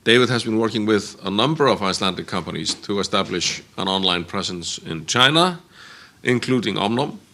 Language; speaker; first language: English; non-native, fluent; Icelandic